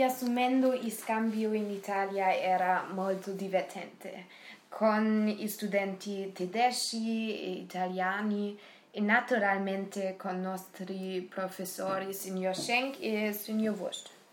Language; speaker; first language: Italian; non-native, learner; German